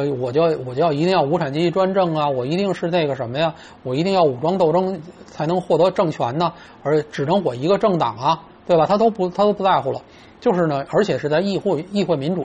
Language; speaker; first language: Chinese; native; Chinese